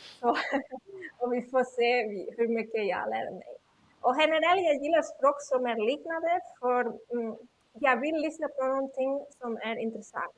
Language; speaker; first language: Swedish; non-native, fluent; Catalan